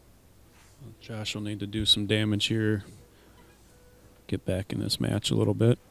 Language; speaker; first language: English; native; English